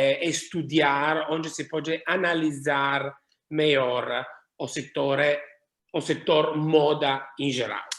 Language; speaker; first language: Portuguese; non-native, learner; Italian